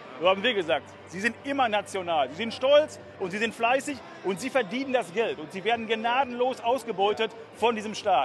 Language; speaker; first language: German; native; German